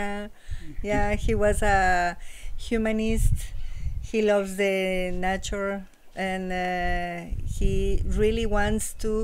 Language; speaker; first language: English; non-native, learner; Spanish